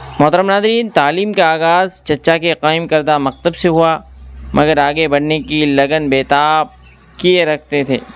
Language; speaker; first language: Urdu; non-native, local second language; Kachhi